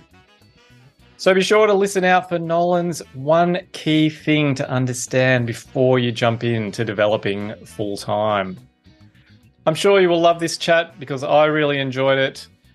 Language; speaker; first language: English; native; English